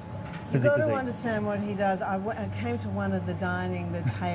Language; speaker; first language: English; native; English